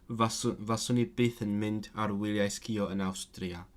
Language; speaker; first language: Welsh; non-native, learner; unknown